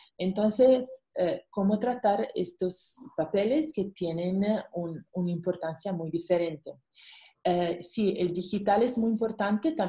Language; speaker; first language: Spanish; non-native, fluent; Italian